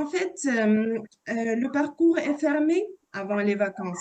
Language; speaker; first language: French; non-native, fluent; Russian